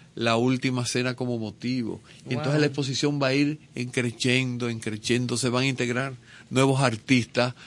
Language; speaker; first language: Spanish; native; Spanish